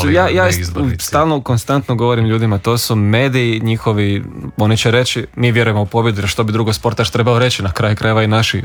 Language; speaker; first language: Serbian; native; Serbian